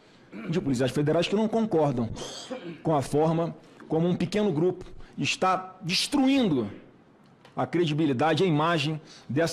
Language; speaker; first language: Portuguese; native; Portuguese